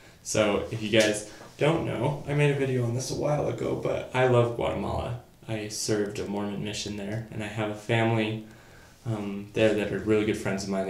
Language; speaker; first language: English; native; English